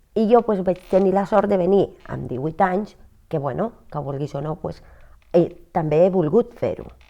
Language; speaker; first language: Catalan; non-native, fluent; Spanish